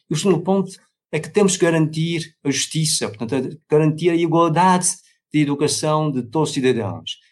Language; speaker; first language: Portuguese; non-native, fluent; Chinese